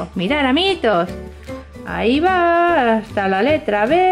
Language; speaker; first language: Spanish; native; Spanish